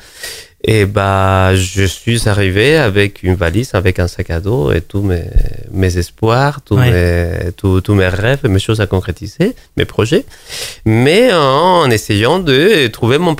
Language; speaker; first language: French; non-native, fluent; Spanish